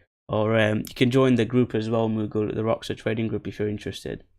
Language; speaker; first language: English; native; English